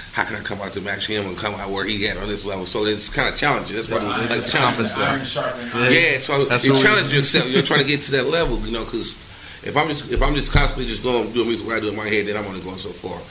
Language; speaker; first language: English; native; English